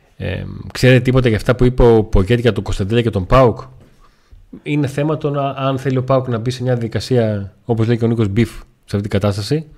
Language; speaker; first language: Greek; native; Greek